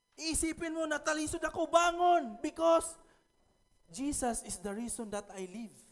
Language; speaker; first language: Filipino; non-native, local second language; Cebuano